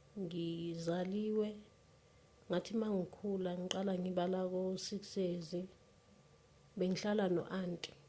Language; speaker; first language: Zulu; native; Zulu